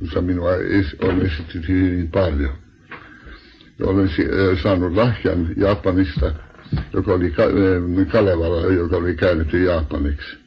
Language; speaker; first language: Finnish; non-native, local second language; Swedish